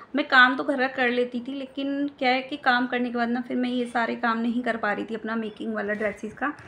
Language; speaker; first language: Hindi; native; Hindi